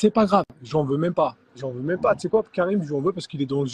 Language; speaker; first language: French; native; French